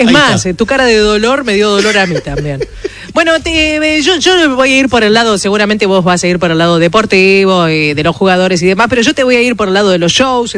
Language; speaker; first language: Spanish; native; Spanish